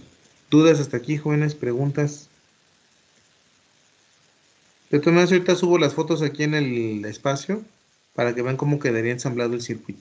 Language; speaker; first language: Spanish; native; Spanish